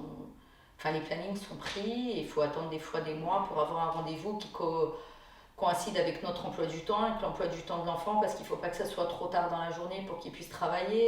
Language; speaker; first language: French; native; French